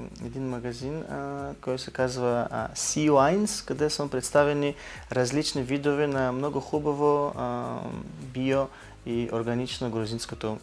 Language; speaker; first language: Bulgarian; non-native, learner; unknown